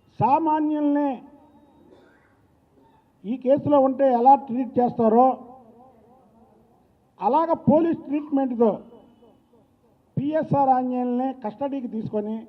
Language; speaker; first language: Telugu; native; Telugu